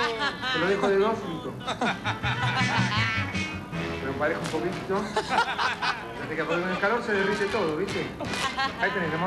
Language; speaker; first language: Spanish; native; Spanish